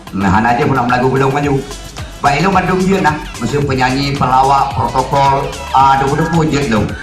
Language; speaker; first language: Indonesian; non-native, local second language; Achinese